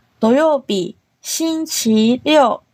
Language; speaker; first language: Japanese; non-native, fluent; Chinese